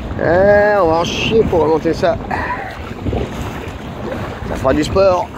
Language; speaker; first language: French; native; French